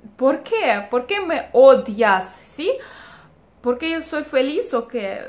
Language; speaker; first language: Spanish; non-native, fluent; Russian